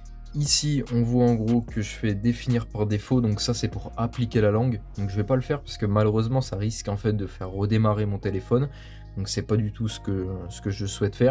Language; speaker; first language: French; native; French